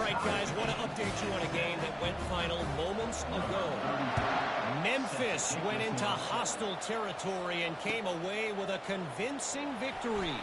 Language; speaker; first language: English; native; English